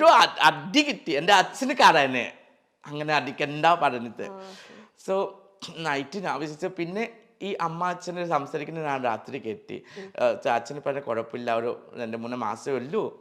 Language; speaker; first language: Malayalam; non-native, local second language; Assamese